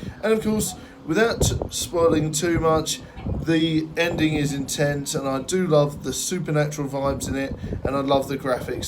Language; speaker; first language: English; native; English